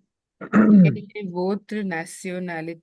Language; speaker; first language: French; non-native, learner; Hindi